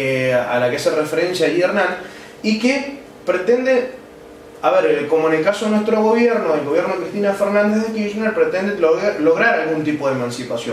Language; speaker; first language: Spanish; native; Spanish